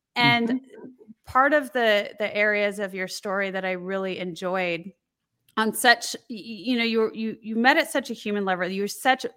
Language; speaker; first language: English; native; English